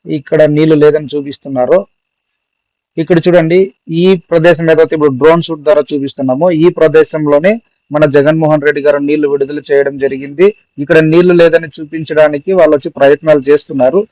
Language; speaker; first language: Telugu; native; Telugu